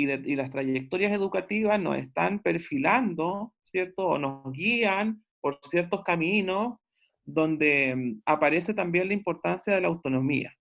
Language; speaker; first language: Spanish; native; Spanish